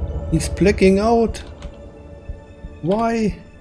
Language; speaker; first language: English; non-native, learner; German